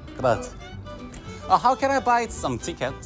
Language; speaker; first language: English; non-native, learner; Korean